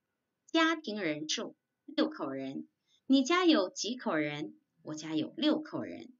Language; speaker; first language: Chinese; non-native, fluent; Korean